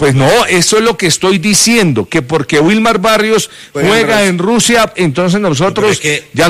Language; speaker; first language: Spanish; native; Spanish